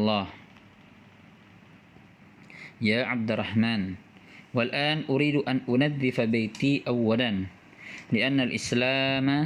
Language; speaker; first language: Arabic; non-native, fluent; Indonesian